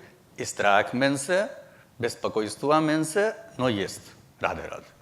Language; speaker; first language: Russian; non-native, learner; Hindi